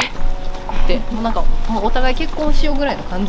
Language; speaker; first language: Japanese; native; Japanese